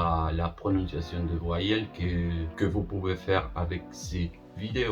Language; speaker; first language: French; non-native, learner; Spanish